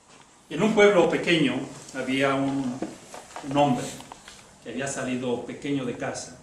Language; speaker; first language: Spanish; native; Spanish